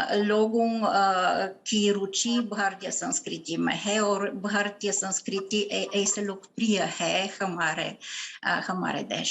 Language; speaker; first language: Hindi; non-native, fluent; Bulgarian